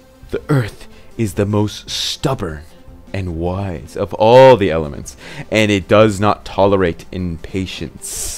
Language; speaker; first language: English; native; English